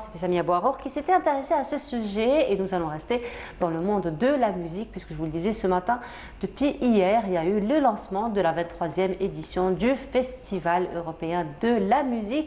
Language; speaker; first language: French; native; French